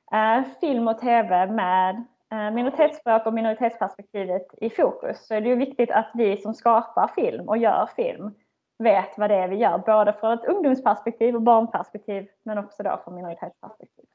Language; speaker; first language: Swedish; native; Swedish